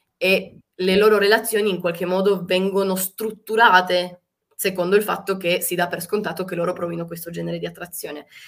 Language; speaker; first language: Italian; early bilingual, other home language; Spanish